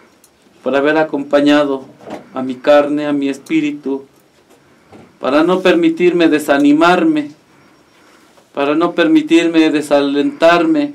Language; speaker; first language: Spanish; native; Spanish